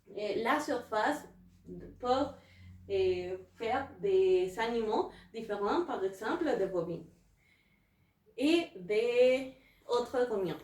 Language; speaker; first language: French; non-native, learner; Spanish